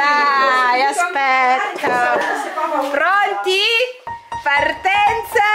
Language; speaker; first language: Italian; native; Italian